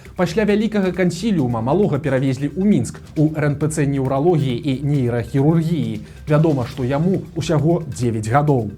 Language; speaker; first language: Belarusian; native; Belarusian